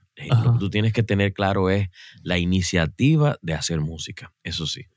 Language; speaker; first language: Spanish; native; Spanish